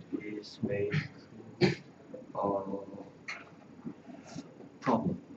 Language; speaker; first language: English; non-native, learner; Korean